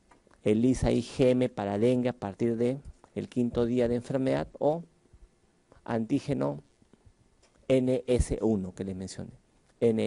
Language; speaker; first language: Spanish; native; Spanish